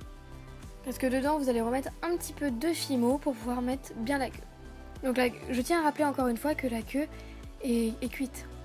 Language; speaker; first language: French; native; French